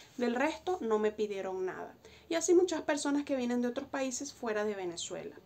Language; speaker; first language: Spanish; native; Spanish